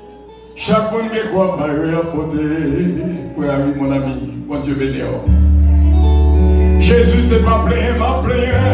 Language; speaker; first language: French; non-native, local second language; Haitian Creole